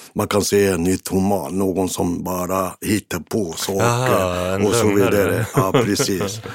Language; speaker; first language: Swedish; non-native, fluent; Arabic